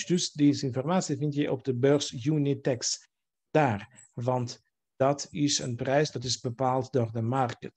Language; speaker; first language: Dutch; non-native, fluent; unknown